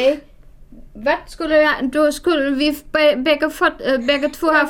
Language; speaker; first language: Swedish; non-native, fluent; German